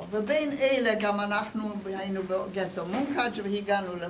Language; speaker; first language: Hebrew; non-native, fluent; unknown